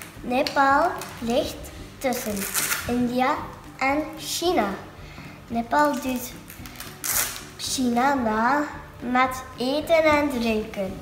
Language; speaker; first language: Dutch; early bilingual, other home language; Nepali